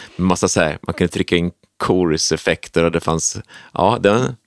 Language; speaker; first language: Swedish; native; Swedish